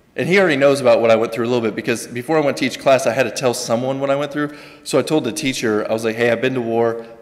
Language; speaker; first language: English; native; English